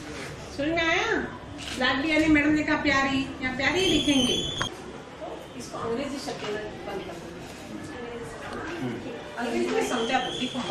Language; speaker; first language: Hindi; non-native, local second language; Kannada